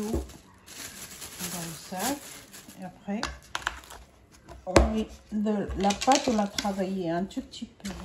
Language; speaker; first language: French; non-native, fluent; Arabic